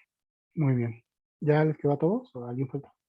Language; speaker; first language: Spanish; native; Spanish